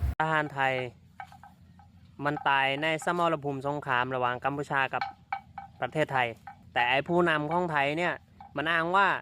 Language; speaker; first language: Thai; non-native, fluent; Khmer